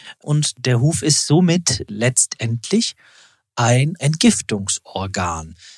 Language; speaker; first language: German; native; German